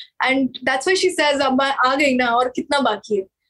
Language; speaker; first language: English; non-native, local second language; Marathi